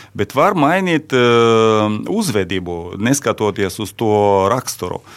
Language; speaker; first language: Latvian; non-native, local second language; Russian